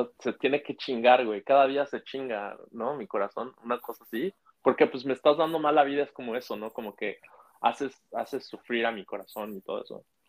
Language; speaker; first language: Spanish; native; Spanish